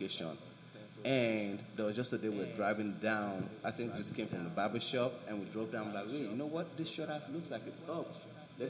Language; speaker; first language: English; non-native, local second language; Yoruba